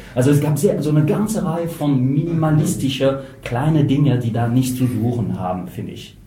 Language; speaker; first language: German; non-native, fluent; French